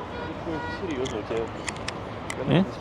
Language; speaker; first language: Russian; native; Russian